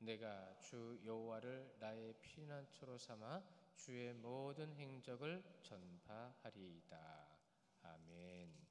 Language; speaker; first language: Korean; native; Korean